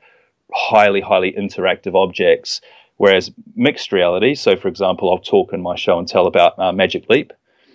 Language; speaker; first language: English; native; English